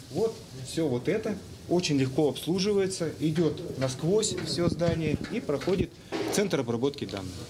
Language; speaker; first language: Russian; native; Russian